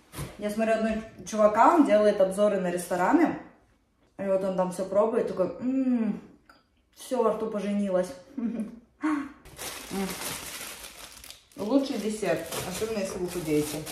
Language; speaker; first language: Russian; native; Russian